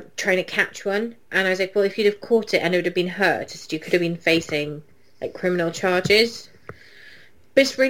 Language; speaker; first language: English; native; English